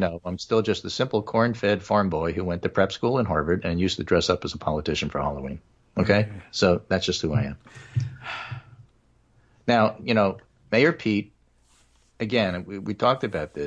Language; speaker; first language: English; native; English